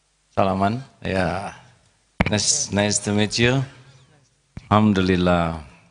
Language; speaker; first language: English; non-native, learner; Indonesian